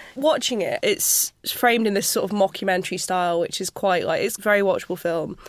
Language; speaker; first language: English; native; English